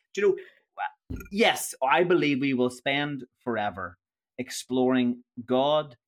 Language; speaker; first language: English; native; English